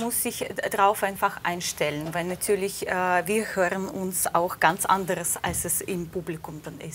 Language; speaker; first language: German; non-native, fluent; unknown